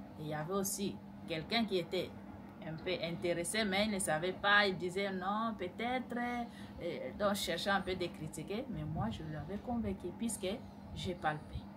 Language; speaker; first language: French; non-native, local second language; Lingala